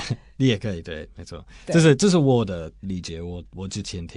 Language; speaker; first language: Chinese; non-native, fluent; English